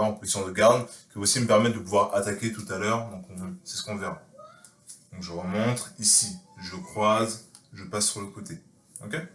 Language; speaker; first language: French; native; French